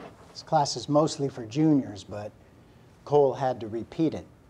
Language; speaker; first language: English; native; English